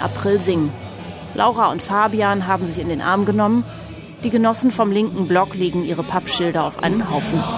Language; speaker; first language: German; native; German